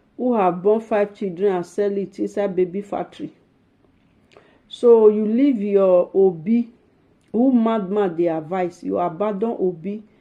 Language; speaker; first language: Nigerian Pidgin; non-native, local second language; Bini